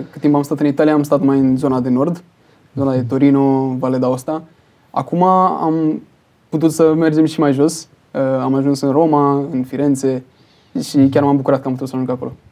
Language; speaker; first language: Romanian; early bilingual, heritage; Romanian